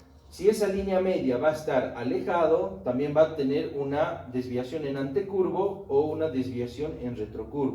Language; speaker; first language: Spanish; native; Spanish